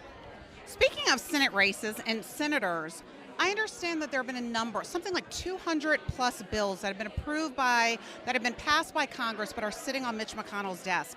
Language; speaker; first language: English; native; English